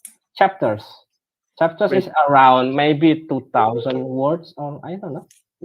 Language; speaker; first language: English; non-native, learner; Indonesian